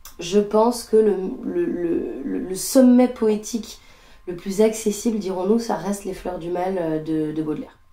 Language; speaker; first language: French; native; French